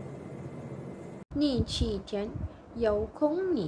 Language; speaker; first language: Chinese; non-native, learner; Malay